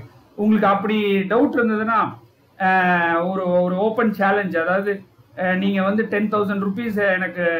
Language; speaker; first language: Tamil; native; Tamil